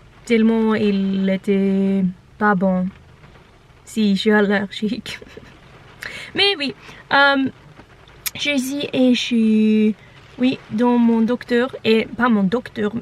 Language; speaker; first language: French; non-native, learner; Norwegian